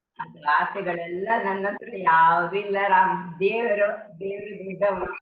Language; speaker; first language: Kannada; native; Kannada